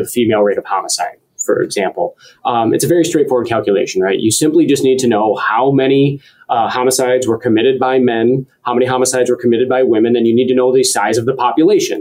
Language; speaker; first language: English; native; English